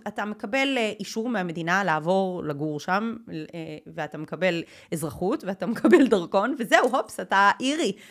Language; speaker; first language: Hebrew; non-native, fluent; English